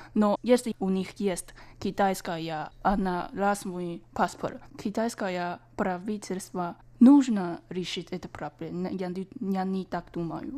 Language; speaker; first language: Russian; non-native, learner; Chinese